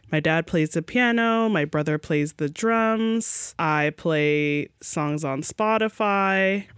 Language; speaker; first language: English; native; English